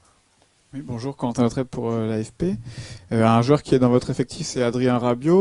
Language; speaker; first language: French; native; French